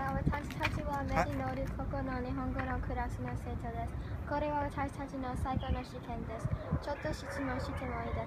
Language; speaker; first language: Japanese; non-native, learner; English